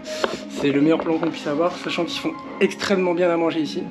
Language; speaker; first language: French; native; French